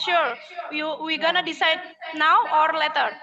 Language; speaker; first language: English; non-native, fluent; Indonesian